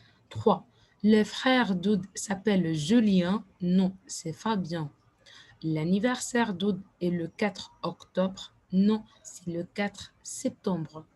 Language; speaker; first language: French; non-native, fluent; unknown